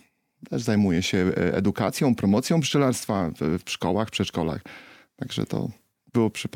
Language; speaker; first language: Polish; native; Polish